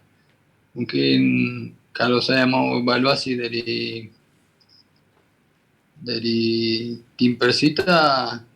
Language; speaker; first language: Indonesian; non-native, fluent; Spanish